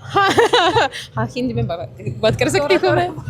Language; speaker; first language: Hindi; non-native, fluent; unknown